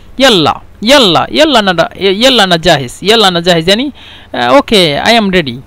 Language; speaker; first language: Egyptian Arabic; non-native, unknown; Bangla